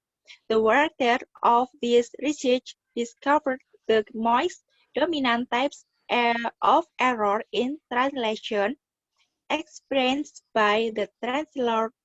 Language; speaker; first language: English; non-native, learner; Indonesian